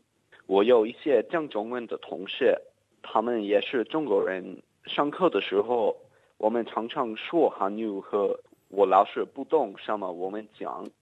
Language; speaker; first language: Chinese; non-native, learner; English